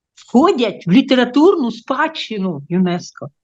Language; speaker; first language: Ukrainian; non-native, local second language; Russian